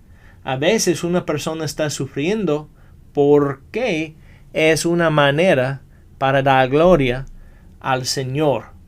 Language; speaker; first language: Spanish; non-native, fluent; English